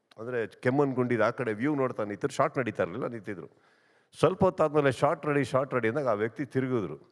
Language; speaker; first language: Kannada; native; Kannada